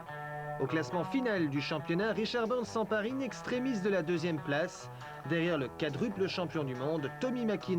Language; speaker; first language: French; native; French